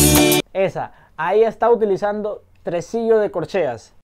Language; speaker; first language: Spanish; native; Spanish